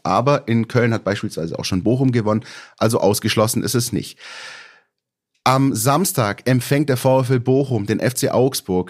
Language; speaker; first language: German; native; German